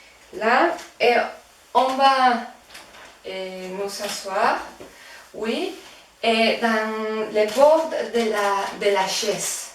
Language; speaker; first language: French; non-native, fluent; Spanish